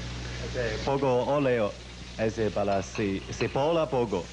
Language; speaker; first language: Portuguese; non-native, learner; Chinese